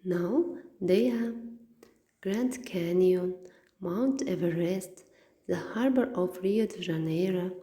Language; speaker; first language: English; non-native, fluent; Kazakh